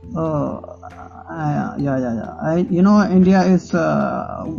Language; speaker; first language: English; non-native, local second language; Urdu